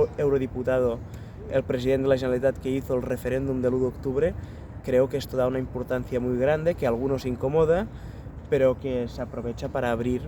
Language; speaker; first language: Spanish; non-native, local second language; Catalan